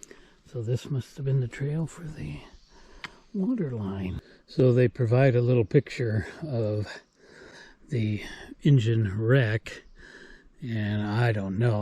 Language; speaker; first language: English; native; English